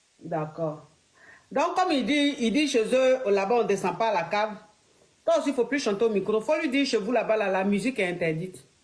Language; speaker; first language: French; native; French